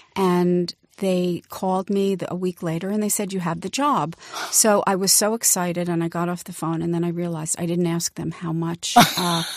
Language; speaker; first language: English; native; English